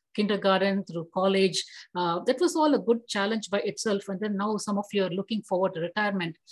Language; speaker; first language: English; non-native, local second language; Tamil